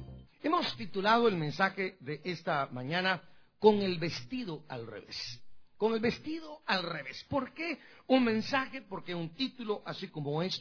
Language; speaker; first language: Spanish; native; Spanish